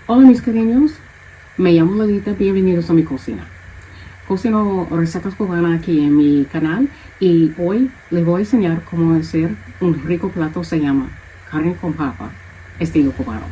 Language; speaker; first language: Spanish; early bilingual, heritage; English